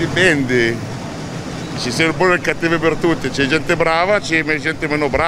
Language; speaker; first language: Italian; non-native, fluent; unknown